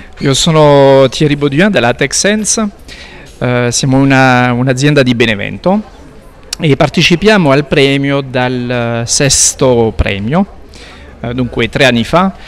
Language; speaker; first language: Italian; non-native, fluent; French